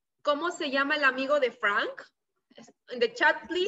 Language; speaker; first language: Spanish; native; Spanish